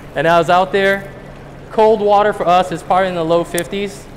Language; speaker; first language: English; native; English